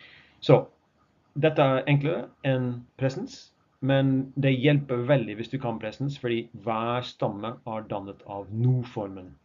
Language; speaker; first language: Norwegian; non-native, fluent; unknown